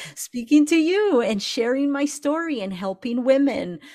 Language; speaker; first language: English; early bilingual, other home language; Spanish